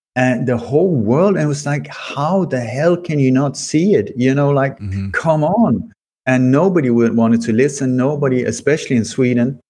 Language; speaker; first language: English; early bilingual, other home language; Swedish